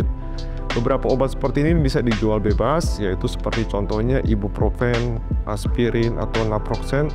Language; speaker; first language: Indonesian; native; Indonesian